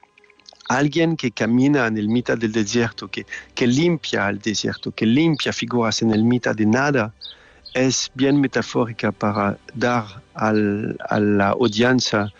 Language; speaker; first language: Spanish; non-native, fluent; French